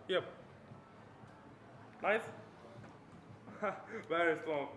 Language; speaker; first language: English; non-native, learner; Ukrainian